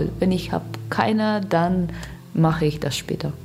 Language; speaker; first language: German; non-native, fluent; Russian